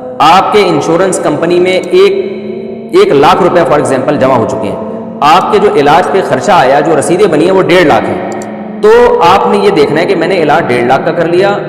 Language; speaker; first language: Urdu; native; Urdu